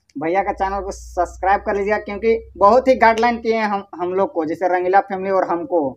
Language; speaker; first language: Hindi; native; Hindi